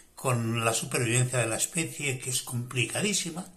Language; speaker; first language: Spanish; native; Spanish